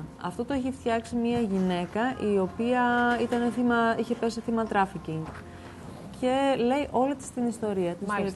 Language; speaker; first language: Greek; native; Greek